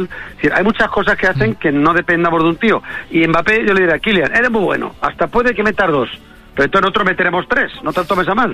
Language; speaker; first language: Spanish; native; Spanish